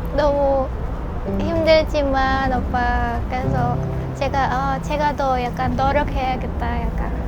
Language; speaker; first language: Korean; non-native, learner; Indonesian